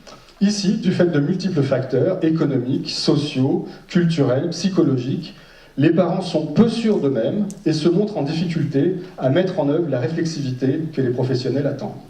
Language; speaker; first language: French; native; French